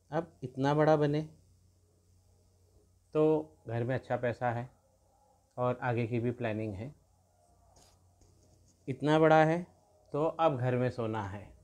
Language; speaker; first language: Hindi; native; Hindi